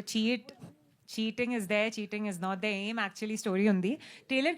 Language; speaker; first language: Telugu; non-native, learner; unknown